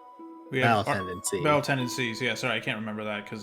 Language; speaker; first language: English; native; English